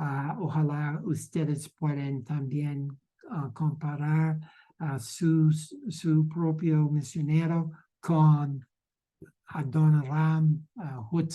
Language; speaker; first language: Spanish; non-native, learner; English